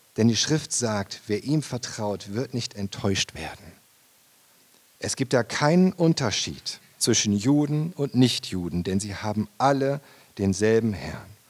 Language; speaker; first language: German; native; German